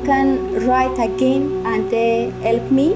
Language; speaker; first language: English; non-native, learner; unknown